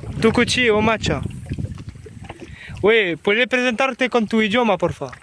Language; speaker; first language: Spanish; non-native, learner; French